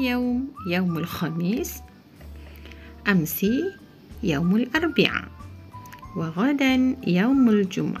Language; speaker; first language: Arabic; non-native, fluent; Malay